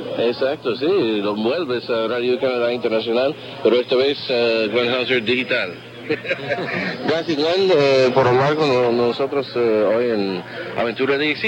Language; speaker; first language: Spanish; non-native, fluent; English